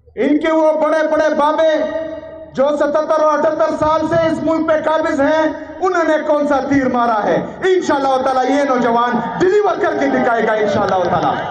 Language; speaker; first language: Urdu; non-native, local second language; Pashto